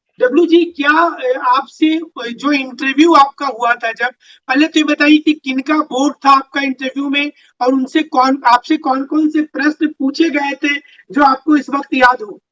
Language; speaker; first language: Hindi; native; Hindi